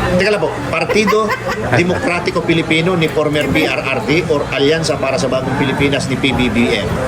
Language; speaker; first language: Filipino; native; Filipino